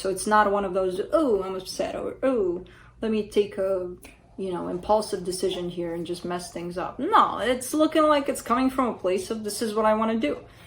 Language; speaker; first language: English; native; English